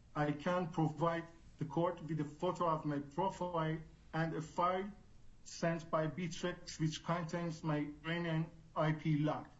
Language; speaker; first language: English; non-native, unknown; Persian